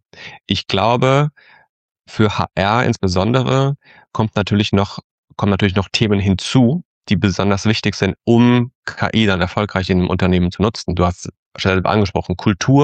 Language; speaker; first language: German; native; German